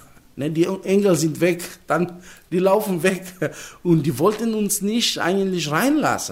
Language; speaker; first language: German; non-native, learner; Macedonian